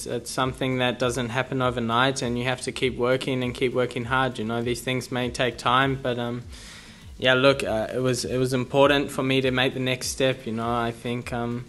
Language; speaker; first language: English; native; English